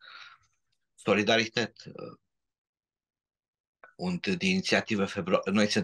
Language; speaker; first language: German; non-native, learner; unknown